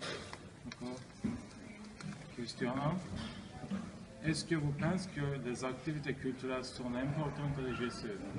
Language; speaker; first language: French; non-native, learner; Turkish